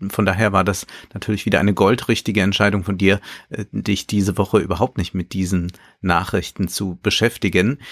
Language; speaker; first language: German; native; German